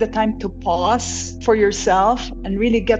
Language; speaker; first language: English; non-native, local second language; Hiligaynon